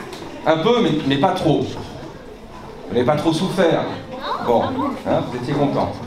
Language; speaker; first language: French; native; French